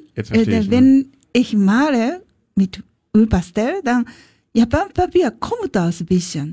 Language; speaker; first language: German; non-native, learner; Japanese